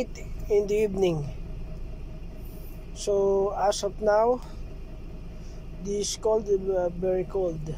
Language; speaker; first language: English; non-native, local second language; Filipino